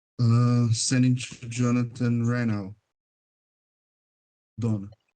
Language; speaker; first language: English; non-native, fluent; Portuguese